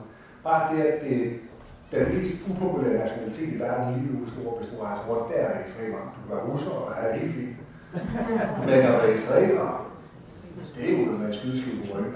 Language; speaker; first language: Danish; native; Danish